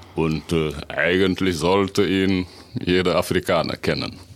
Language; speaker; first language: German; non-native, fluent; Wolof